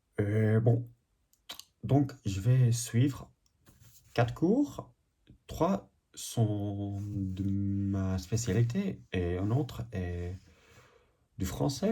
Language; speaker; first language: French; non-native, learner; English